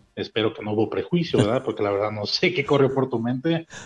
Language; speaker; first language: Spanish; early bilingual, heritage; Spanish